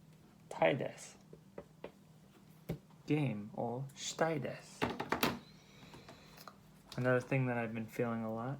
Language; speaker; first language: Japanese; non-native, fluent; English